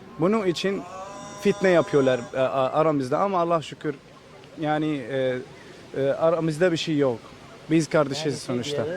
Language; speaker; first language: Turkish; non-native, learner; Arabic